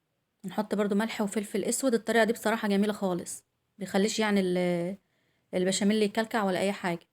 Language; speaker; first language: Arabic; native; Arabic